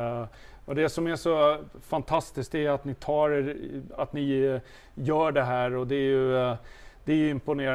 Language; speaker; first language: Swedish; native; Swedish